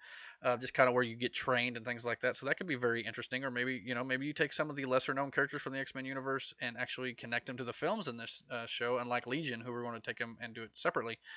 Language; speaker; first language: English; native; English